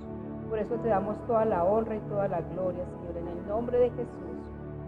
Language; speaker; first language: Spanish; native; Spanish